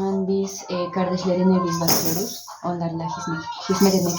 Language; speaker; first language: Turkish; non-native, learner; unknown